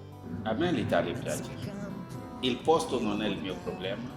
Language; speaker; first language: Italian; non-native, fluent; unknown